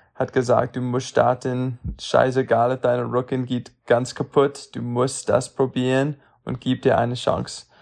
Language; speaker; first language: German; non-native, learner; English